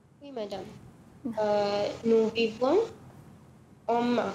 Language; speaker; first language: French; non-native, learner; Malay